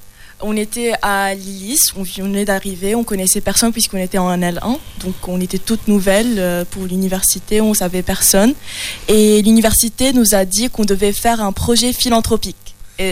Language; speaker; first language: French; non-native, local second language; Arabic